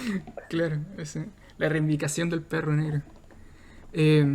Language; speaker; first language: Spanish; native; Spanish